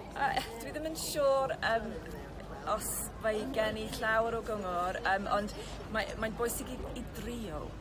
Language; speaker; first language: Welsh; non-native, learner; English